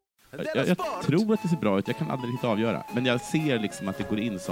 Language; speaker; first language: Swedish; native; Swedish